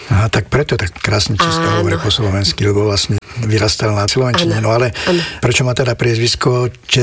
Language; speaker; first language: Slovak; native; Slovak